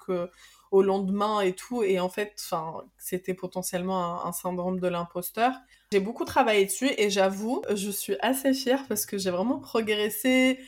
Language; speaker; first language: French; early bilingual, other home language; Arabic